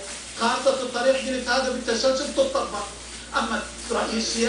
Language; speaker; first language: Arabic; non-native, local second language; Turkmen